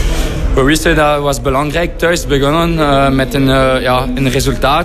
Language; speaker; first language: Dutch; non-native, fluent; French